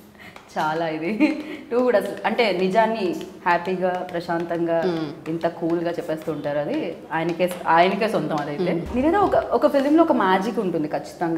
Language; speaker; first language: Telugu; native; Telugu